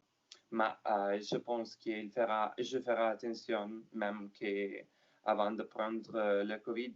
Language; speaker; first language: French; non-native, learner; Italian